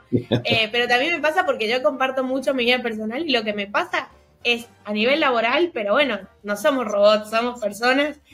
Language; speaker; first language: Spanish; native; Spanish